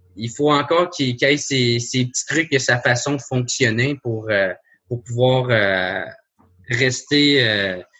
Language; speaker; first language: French; native; French